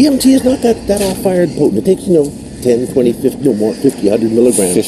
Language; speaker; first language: English; native; English